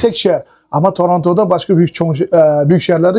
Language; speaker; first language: Turkish; non-native, learner; Uyghur